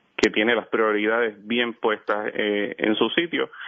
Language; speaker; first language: Spanish; native; Spanish